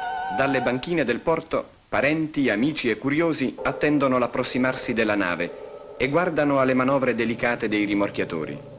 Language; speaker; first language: Italian; native; Italian